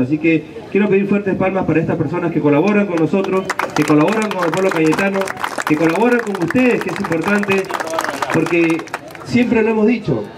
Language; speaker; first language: Spanish; native; Spanish